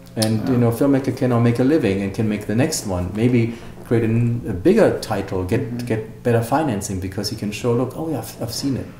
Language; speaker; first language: English; non-native, fluent; German